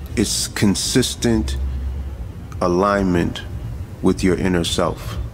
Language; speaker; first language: English; native; English